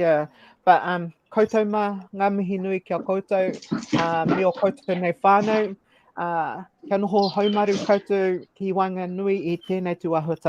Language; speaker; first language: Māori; non-native, local second language; English